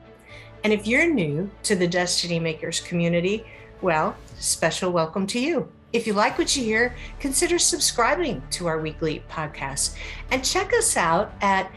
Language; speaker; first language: English; native; English